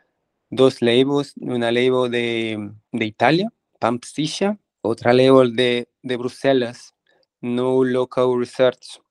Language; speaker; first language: Spanish; non-native, fluent; Portuguese